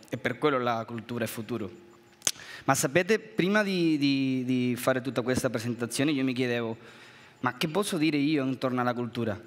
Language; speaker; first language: Italian; non-native, fluent; Spanish